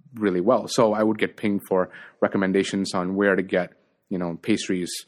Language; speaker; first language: English; native; English